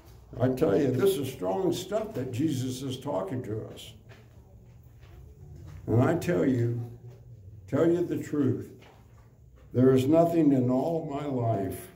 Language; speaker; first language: English; native; English